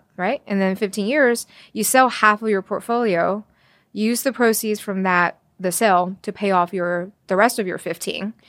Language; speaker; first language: English; early bilingual, other home language; Chinese